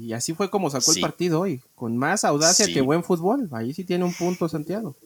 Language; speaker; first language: Spanish; native; Spanish